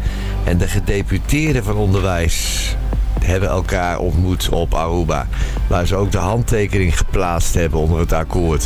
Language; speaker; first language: Dutch; native; Dutch